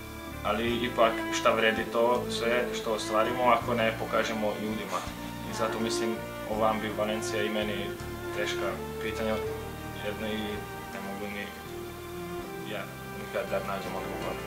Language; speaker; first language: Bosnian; non-native, local second language; Hungarian